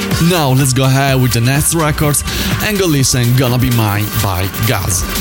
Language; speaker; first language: English; non-native, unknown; Italian